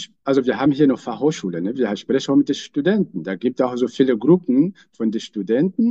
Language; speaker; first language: German; non-native, fluent; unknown